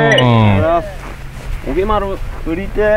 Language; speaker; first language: Japanese; native; Japanese